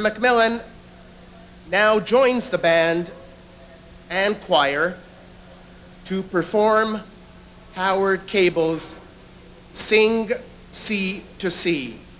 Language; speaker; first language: English; native; English